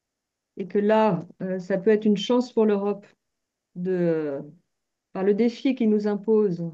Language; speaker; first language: French; native; French